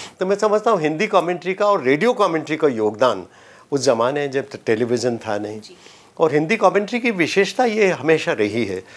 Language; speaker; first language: Hindi; native; Hindi